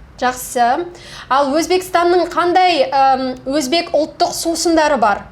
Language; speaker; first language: Kazakh; native; Kazakh